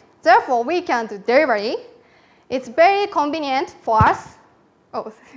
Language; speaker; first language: English; non-native, learner; Japanese